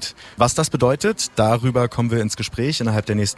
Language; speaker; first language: German; native; German